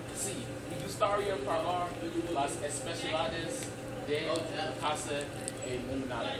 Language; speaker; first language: Spanish; non-native, learner; English